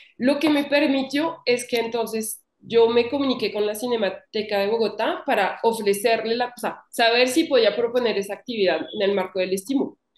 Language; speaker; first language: Spanish; non-native, fluent; French